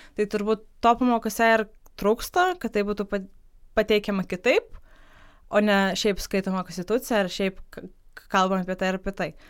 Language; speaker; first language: Lithuanian; non-native, local second language; Polish